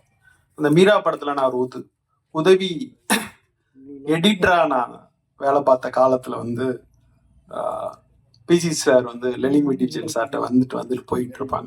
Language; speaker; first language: Tamil; native; Tamil